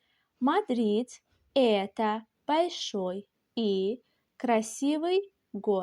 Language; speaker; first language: Russian; non-native, local second language; Azerbaijani